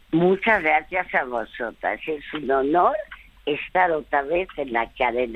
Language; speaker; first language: Spanish; early bilingual, other home language; French